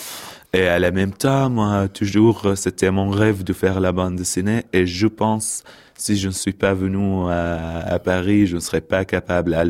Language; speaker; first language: French; non-native, fluent; Arabic